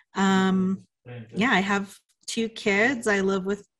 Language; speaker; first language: English; native; English